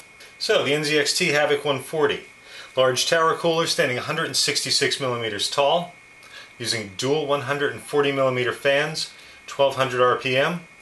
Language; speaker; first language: English; native; English